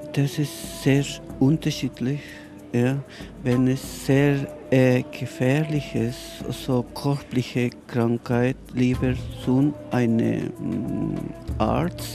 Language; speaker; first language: German; non-native, learner; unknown